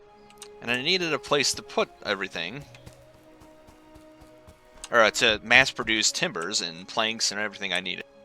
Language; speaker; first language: English; native; English